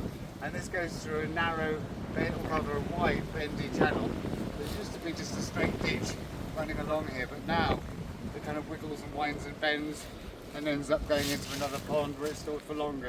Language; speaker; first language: English; native; English